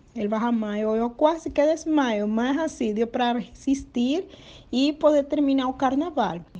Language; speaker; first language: Portuguese; non-native, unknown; Spanish